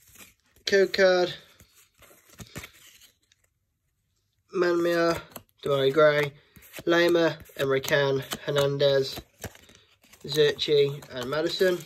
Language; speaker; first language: English; native; English